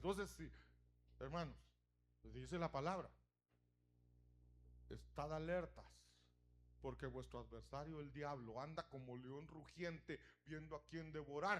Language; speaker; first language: Spanish; native; Spanish